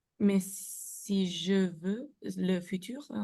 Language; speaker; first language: French; non-native, learner; Italian